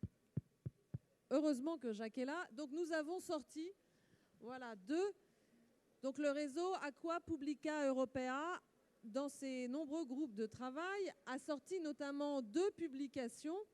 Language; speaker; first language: French; native; French